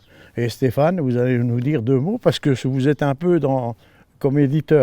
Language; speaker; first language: French; native; French